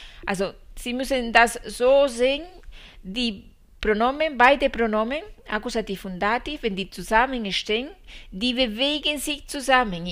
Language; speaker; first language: German; non-native, fluent; Spanish